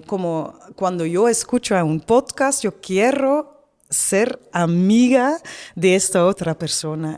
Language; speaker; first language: Spanish; non-native, learner; Dutch